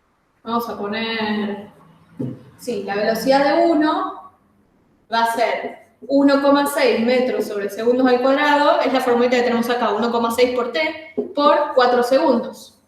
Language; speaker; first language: Spanish; native; Spanish